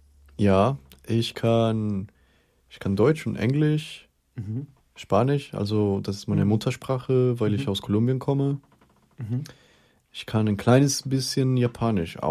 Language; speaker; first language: German; early bilingual, other home language; Spanish